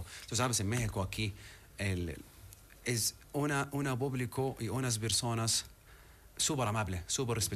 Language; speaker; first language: Spanish; non-native, learner; Arabic